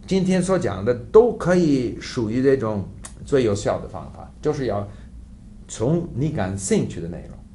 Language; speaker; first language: Chinese; non-native, fluent; English